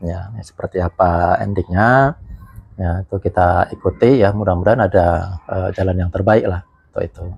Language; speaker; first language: Indonesian; native; Indonesian